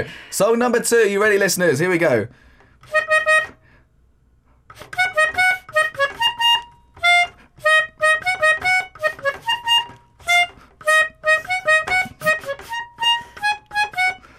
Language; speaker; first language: English; native; English